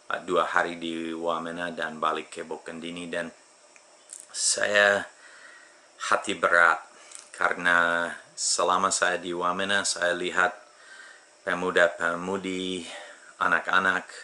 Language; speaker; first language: Indonesian; non-native, fluent; English